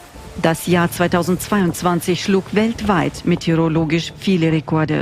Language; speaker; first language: German; native; German